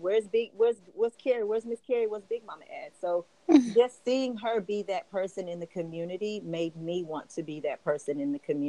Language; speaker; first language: English; native; English